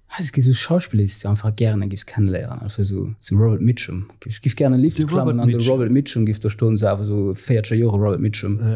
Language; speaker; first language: Luxembourgish; native; Luxembourgish